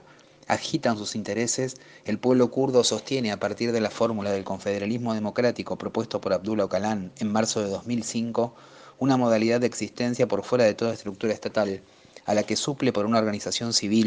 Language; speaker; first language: Spanish; native; Spanish